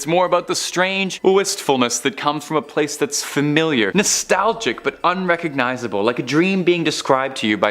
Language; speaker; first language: English; native; English